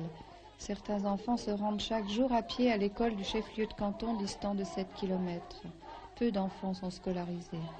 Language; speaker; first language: French; native; French